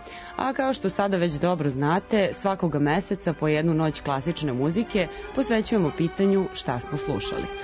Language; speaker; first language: Serbian; native; Serbian